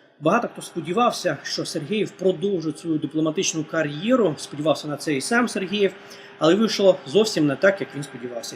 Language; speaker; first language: Ukrainian; native; Ukrainian